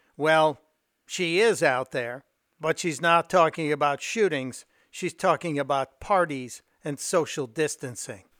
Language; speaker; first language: English; native; English